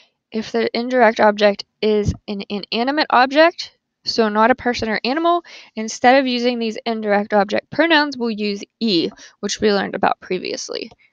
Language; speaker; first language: English; native; English